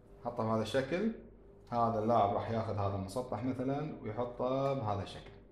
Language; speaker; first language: Arabic; native; Arabic